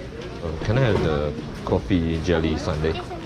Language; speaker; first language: English; non-native, local second language; Chinese